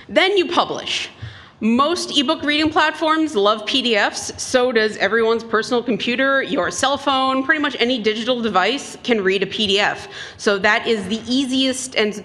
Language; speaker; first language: English; native; English